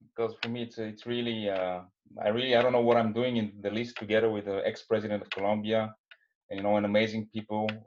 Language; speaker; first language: English; non-native, fluent; Bulgarian